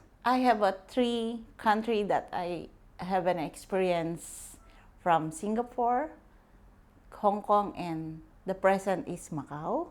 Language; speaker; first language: English; non-native, local second language; Filipino